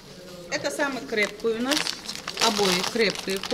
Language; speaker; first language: Russian; non-native, learner; Turkish